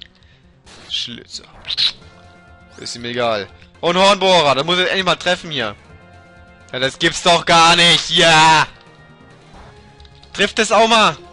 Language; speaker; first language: German; native; German